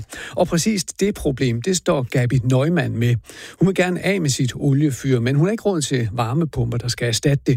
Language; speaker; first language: Danish; native; Danish